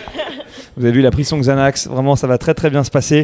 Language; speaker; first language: French; native; French